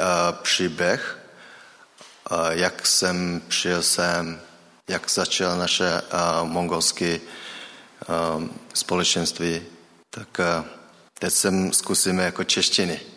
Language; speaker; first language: Czech; non-native, learner; Mongolian